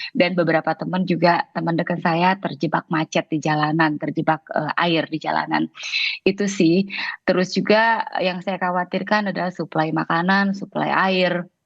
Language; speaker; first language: Indonesian; native; Indonesian